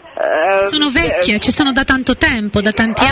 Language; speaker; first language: Italian; native; Italian